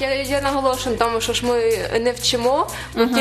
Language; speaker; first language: Ukrainian; native; Ukrainian